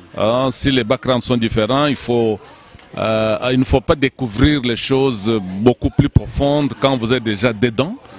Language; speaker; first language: French; non-native, local second language; Lingala